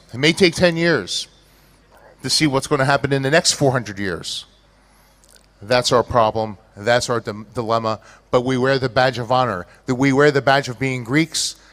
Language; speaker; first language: English; early bilingual, other home language; Greek